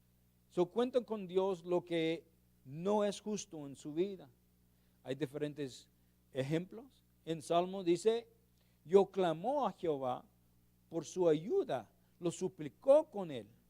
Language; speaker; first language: Spanish; non-native, learner; English